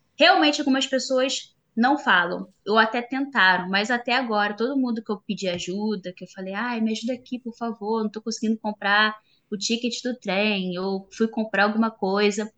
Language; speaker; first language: Portuguese; native; Portuguese